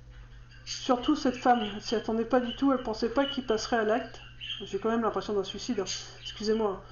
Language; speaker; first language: French; native; French